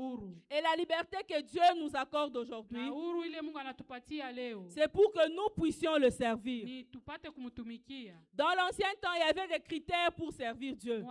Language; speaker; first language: French; non-native, local second language; Swahili